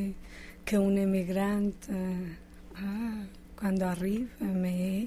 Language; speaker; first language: French; non-native, learner; Spanish